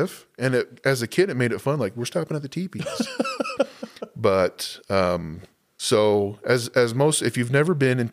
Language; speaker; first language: English; native; English